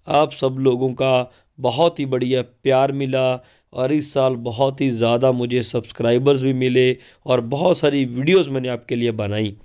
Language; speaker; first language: Hindi; non-native, local second language; Punjabi